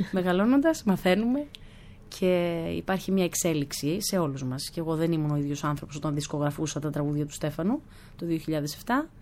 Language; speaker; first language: Greek; early bilingual, other home language; German